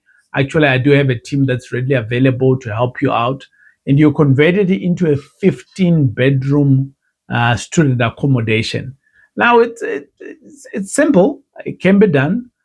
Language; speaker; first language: English; non-native, local second language; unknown